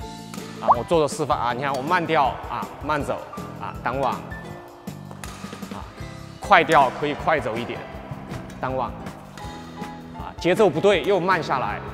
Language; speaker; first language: Chinese; native; Chinese